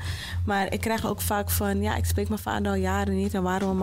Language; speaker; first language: Dutch; native; Dutch